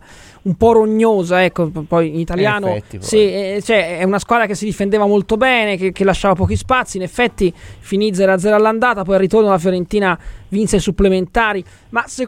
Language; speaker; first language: Italian; native; Italian